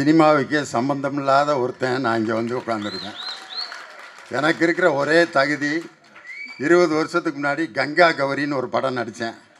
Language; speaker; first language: Tamil; native; Tamil